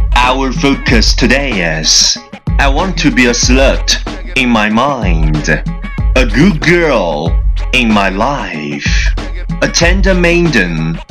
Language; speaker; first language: English; non-native, fluent; Chinese